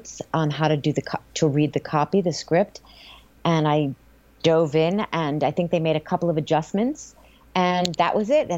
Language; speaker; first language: English; native; English